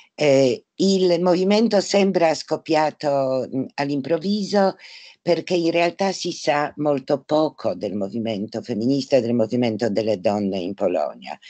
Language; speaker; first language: Italian; non-native, fluent; Polish